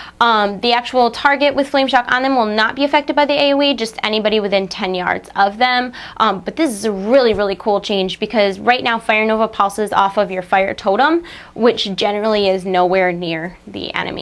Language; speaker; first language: English; native; English